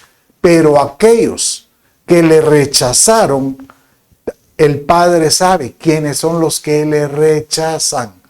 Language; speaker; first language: Spanish; native; Spanish